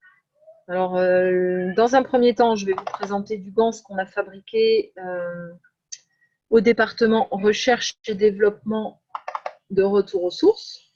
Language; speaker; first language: French; native; French